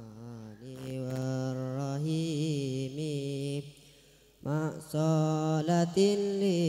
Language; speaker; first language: Arabic; non-native, learner; Madurese